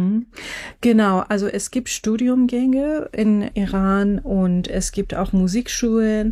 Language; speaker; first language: German; non-native, fluent; Persian